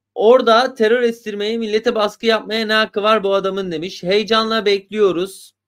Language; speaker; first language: Turkish; native; Turkish